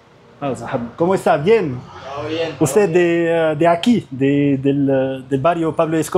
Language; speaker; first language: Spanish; non-native, learner; Arabic